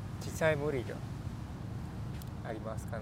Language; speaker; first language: Japanese; non-native, learner; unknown